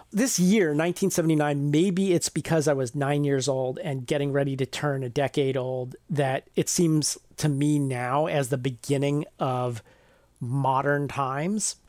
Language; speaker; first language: English; native; English